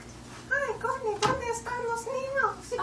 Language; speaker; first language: Spanish; non-native, learner; English